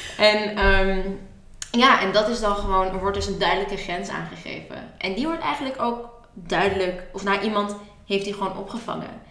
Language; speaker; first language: Dutch; early bilingual, other home language; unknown